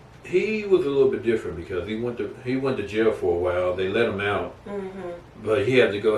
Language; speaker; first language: English; native; English